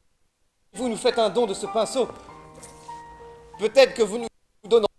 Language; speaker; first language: French; native; French